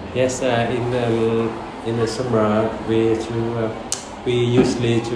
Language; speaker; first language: English; non-native, learner; Vietnamese